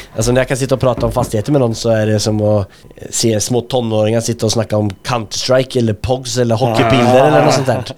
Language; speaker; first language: Swedish; native; Swedish